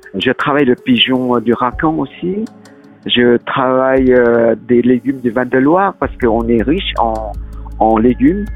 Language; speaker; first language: French; early bilingual, other home language; Lao